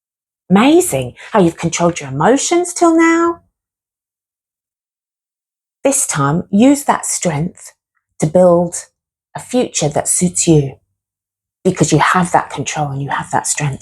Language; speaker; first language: English; native; English